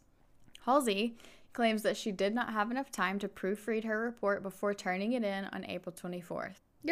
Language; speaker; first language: English; native; English